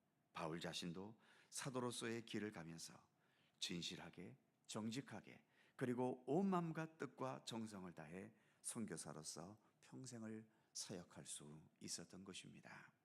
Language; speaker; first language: Korean; native; Korean